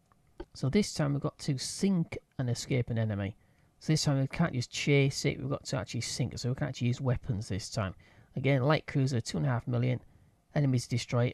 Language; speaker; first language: English; native; English